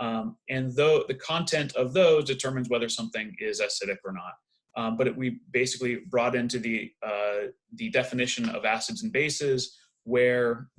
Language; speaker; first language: English; native; English